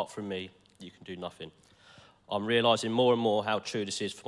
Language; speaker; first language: English; native; English